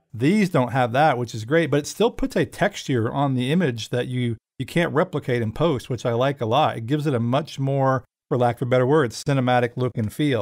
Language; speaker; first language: English; native; English